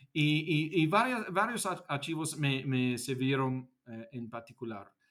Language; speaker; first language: Spanish; non-native, fluent; English